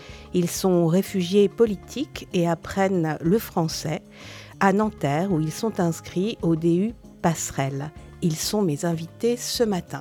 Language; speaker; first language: French; native; French